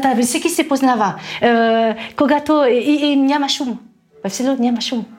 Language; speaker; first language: Bulgarian; non-native, learner; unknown